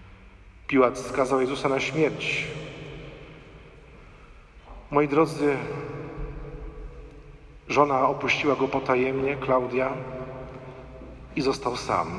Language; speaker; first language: Polish; native; Polish